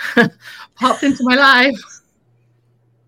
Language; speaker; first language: English; native; English